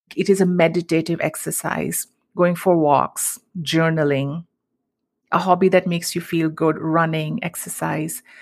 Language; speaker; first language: English; non-native, local second language; Hindi